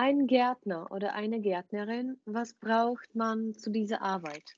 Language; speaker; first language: German; non-native, fluent; Czech